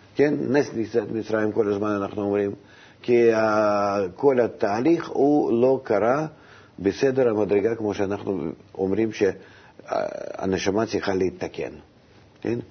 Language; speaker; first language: Hebrew; non-native, fluent; Russian